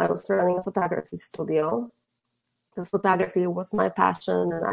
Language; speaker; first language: English; non-native, fluent; Polish